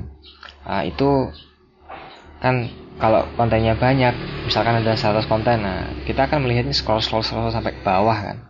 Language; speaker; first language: Indonesian; native; Indonesian